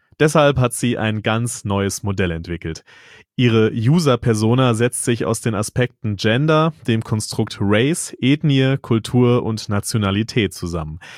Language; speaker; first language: German; native; German